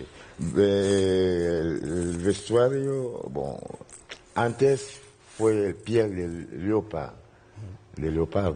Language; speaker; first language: Spanish; non-native, learner; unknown